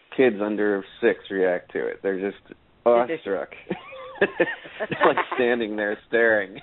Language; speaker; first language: English; native; English